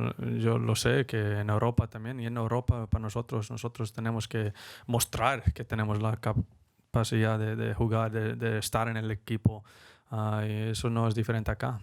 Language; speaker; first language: Spanish; early bilingual, heritage; Spanish